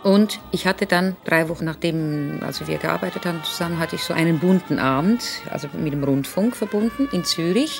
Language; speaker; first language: German; native; German